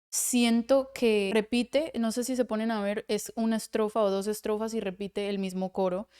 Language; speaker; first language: Spanish; native; Spanish